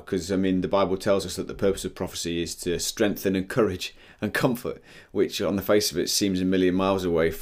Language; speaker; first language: English; native; English